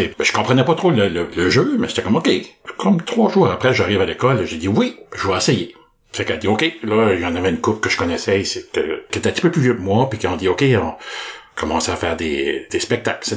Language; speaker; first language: French; native; French